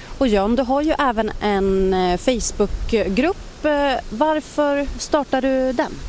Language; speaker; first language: Swedish; native; Swedish